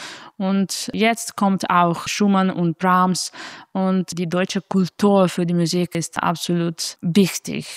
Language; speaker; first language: German; non-native, fluent; Italian